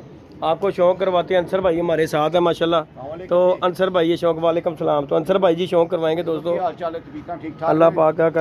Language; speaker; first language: Hindi; non-native, local second language; Punjabi